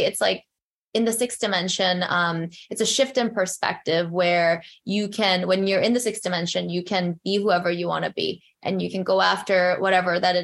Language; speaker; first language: English; early bilingual, other home language; Korean